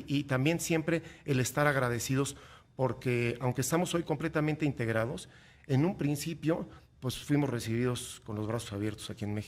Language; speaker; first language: Spanish; native; Spanish